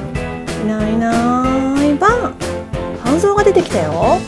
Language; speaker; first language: Japanese; native; Japanese